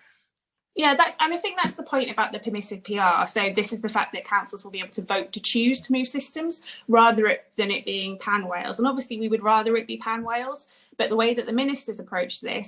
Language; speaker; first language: English; native; English